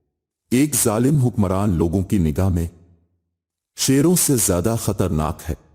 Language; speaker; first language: Urdu; native; Urdu